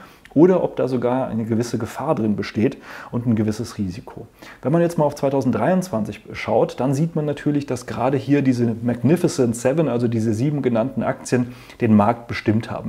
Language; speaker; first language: German; native; German